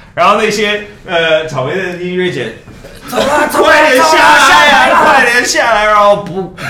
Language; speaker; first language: Chinese; non-native, fluent; Cantonese